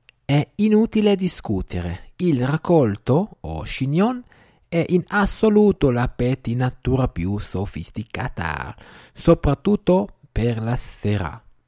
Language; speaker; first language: Italian; non-native, fluent; Hebrew